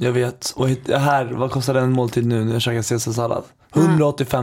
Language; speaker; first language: Swedish; native; Swedish